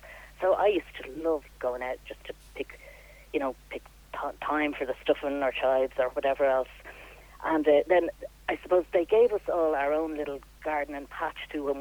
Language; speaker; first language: English; native; English